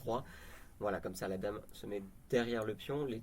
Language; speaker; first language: French; native; French